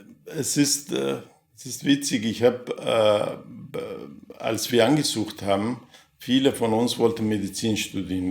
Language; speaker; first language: German; non-native, fluent; Kurdish